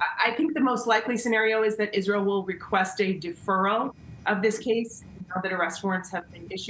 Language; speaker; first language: English; native; English